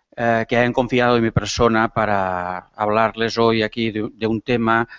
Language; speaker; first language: Spanish; non-native, local second language; Catalan